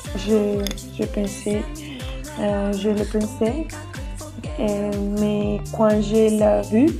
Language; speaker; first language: French; non-native, learner; Spanish